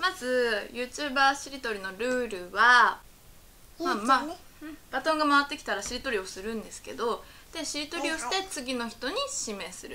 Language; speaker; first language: Japanese; native; Japanese